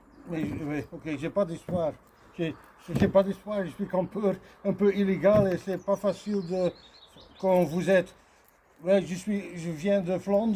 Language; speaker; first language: French; non-native, learner; Dutch